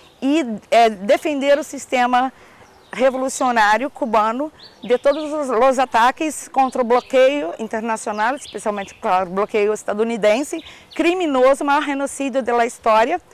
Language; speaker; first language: Portuguese; non-native, learner; Spanish